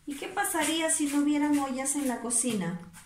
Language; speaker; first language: Spanish; native; Spanish